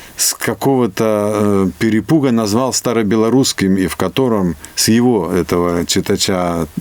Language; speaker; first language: Russian; non-native, local second language; Belarusian